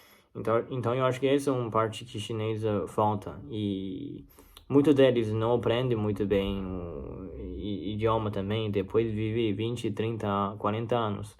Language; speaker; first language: Portuguese; non-native, learner; Chinese